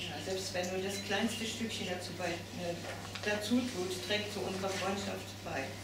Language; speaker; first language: German; native; German